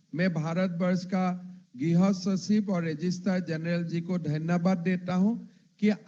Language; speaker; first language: Hindi; non-native, local second language; Assamese